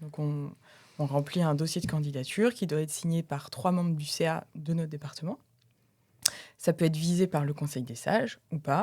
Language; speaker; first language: French; native; French